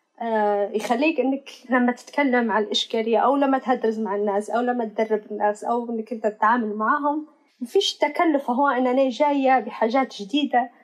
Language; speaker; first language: Arabic; native; Arabic